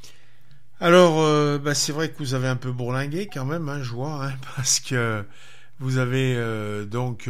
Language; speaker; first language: French; native; French